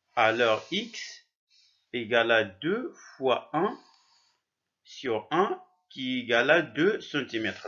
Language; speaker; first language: French; non-native, local second language; Arabic